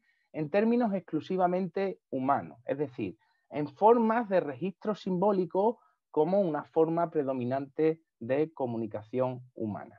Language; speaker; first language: Spanish; native; Spanish